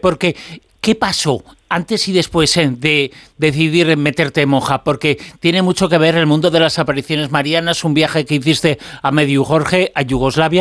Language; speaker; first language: Spanish; native; Spanish